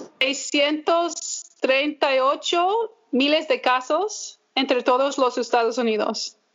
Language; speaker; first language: Spanish; early bilingual, heritage; English